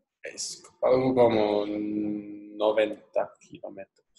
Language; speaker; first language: Spanish; non-native, learner; English